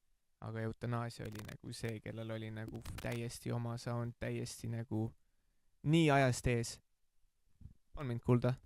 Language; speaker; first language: Estonian; native; Estonian